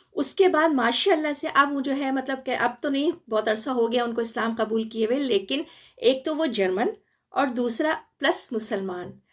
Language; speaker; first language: Urdu; native; Urdu